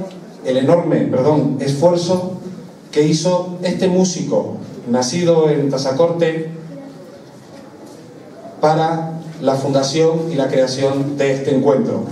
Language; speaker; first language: Spanish; native; Spanish